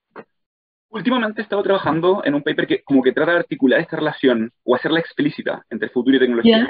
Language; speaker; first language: Spanish; native; Spanish